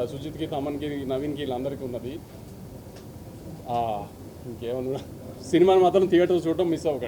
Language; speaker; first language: Telugu; native; Telugu